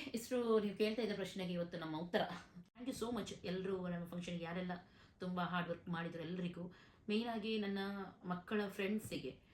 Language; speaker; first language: Kannada; non-native, local second language; Konkani